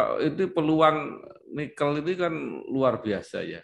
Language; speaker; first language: Indonesian; native; Indonesian